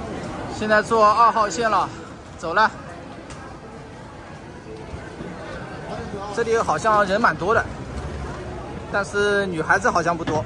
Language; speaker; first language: Chinese; non-native, local second language; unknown